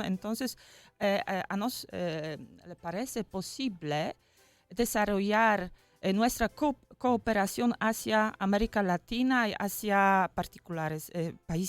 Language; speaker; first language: Spanish; non-native, fluent; Polish